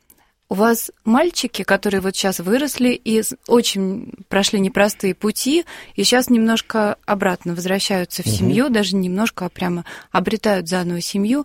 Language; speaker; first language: Russian; native; Russian